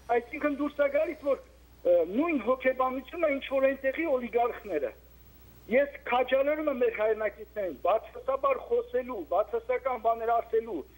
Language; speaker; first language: Armenian; native; Armenian